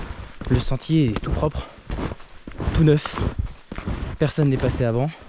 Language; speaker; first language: French; native; French